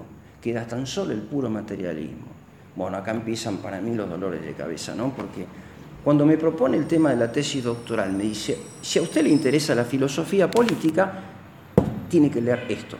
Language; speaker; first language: Spanish; native; Spanish